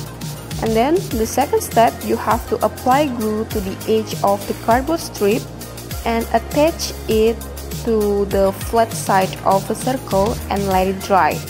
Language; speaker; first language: English; non-native, fluent; Indonesian